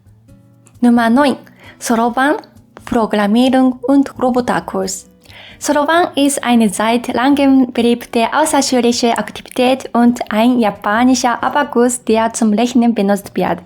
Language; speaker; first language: German; non-native, fluent; Japanese